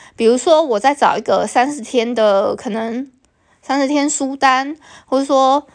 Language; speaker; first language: Chinese; non-native, local second language; Min Nan Chinese